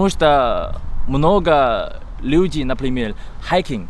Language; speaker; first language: Russian; non-native, learner; Chinese